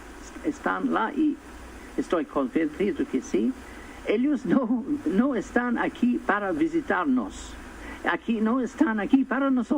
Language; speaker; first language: Spanish; non-native, fluent; English